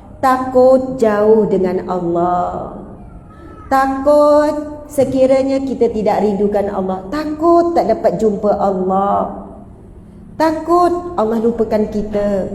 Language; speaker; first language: Malay; native; Malay